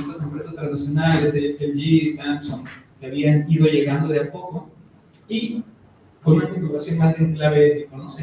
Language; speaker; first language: Spanish; native; Spanish